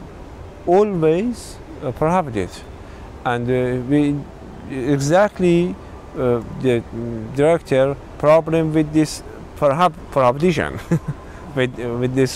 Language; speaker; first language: English; non-native, learner; Persian